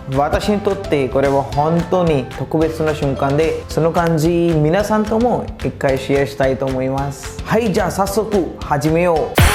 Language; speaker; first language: Japanese; non-native, learner; Hindi